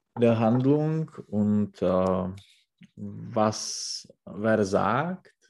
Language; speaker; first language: German; non-native, learner; Czech